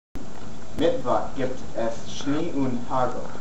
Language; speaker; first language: German; non-native, learner; English